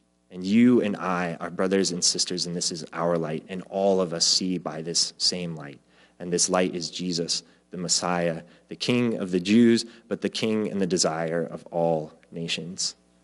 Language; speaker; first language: English; native; English